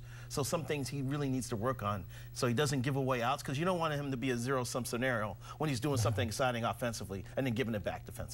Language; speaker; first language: English; native; English